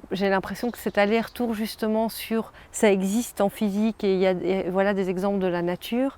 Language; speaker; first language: French; native; French